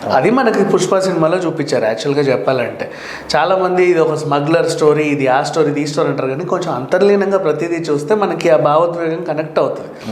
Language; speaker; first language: Telugu; native; Telugu